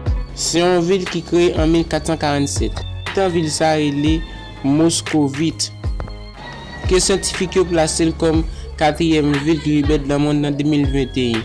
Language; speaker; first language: French; non-native, learner; Haitian Creole